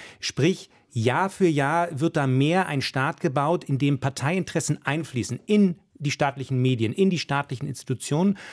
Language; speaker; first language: German; native; German